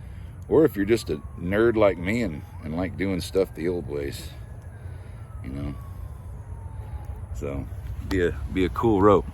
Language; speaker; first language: English; native; English